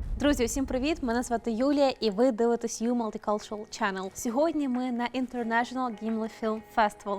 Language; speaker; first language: Ukrainian; native; Ukrainian